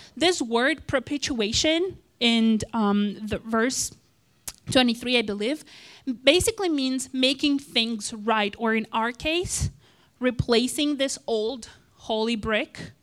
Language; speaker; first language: English; non-native, fluent; Romanian